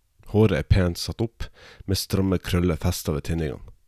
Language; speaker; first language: Norwegian; native; Norwegian